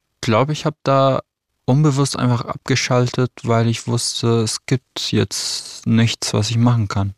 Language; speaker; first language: German; non-native, fluent; Arabic